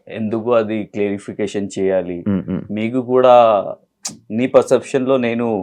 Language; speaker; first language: Telugu; non-native, learner; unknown